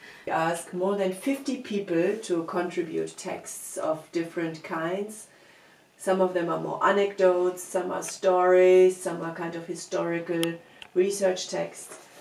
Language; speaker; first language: English; non-native, fluent; German